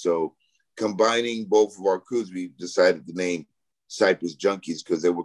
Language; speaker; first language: English; native; English